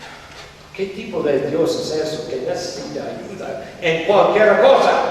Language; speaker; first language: Spanish; non-native, fluent; English